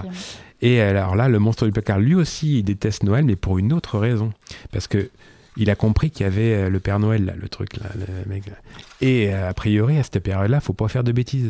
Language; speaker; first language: French; native; French